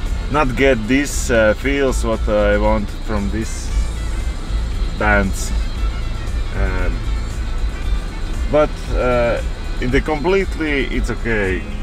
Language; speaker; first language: English; non-native, learner; Russian